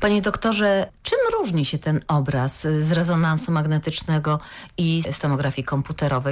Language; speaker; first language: Polish; native; Polish